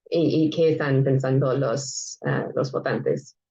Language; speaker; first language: Spanish; non-native, fluent; English